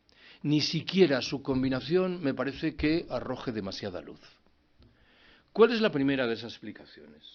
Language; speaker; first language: Spanish; native; Spanish